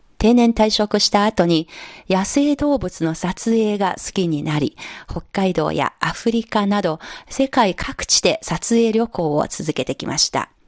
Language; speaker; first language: Japanese; non-native, fluent; Chinese